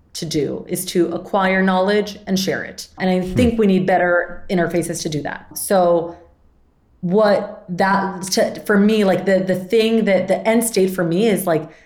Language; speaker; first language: English; non-native, fluent; Spanish